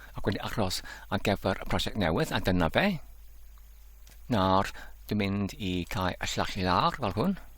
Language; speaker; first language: Welsh; non-native, learner; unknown